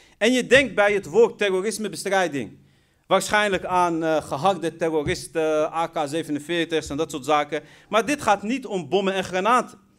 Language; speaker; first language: Dutch; early bilingual, other home language; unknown